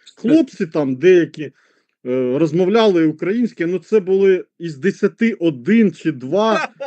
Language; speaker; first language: Ukrainian; non-native, local second language; Russian